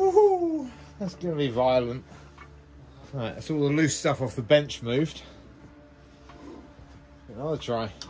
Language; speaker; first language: English; native; English